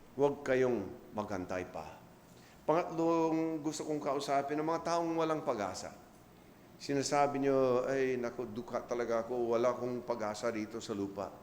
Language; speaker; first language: Filipino; non-native, fluent; English